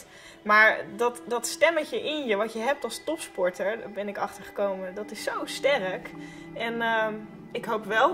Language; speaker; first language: Dutch; native; Dutch